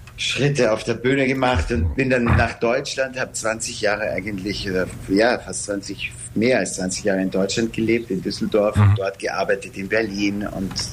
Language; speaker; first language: German; native; German